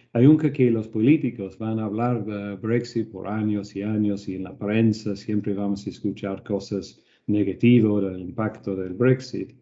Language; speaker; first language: Spanish; non-native, fluent; English